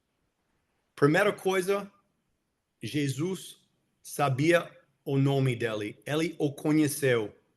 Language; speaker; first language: Portuguese; non-native, fluent; English